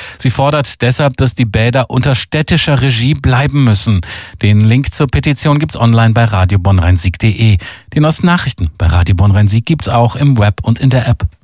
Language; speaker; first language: German; native; German